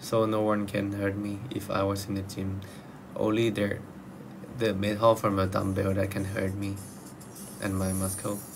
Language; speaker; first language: English; non-native, learner; Thai